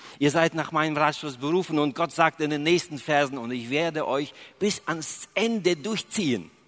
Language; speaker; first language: German; early bilingual, other home language; Russian